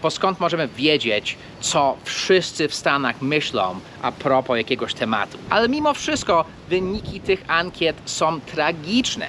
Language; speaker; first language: Polish; non-native, fluent; English